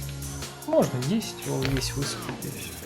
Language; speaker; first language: Russian; native; Russian